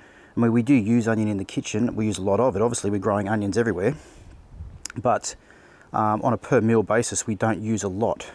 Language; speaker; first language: English; native; English